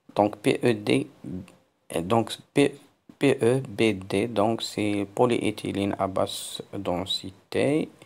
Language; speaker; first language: French; non-native, local second language; Arabic